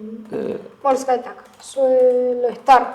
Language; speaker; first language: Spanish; non-native, fluent; Russian